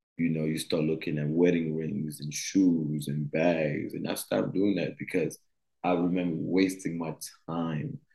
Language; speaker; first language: English; early bilingual, other home language; French